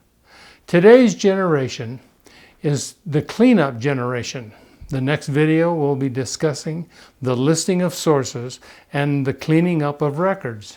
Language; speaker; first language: English; native; English